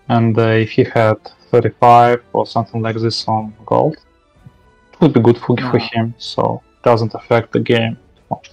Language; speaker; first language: English; non-native, learner; Russian